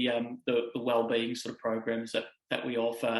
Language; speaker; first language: English; native; English